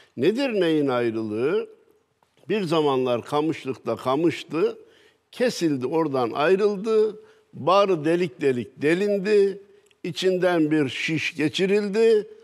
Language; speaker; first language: Turkish; native; Turkish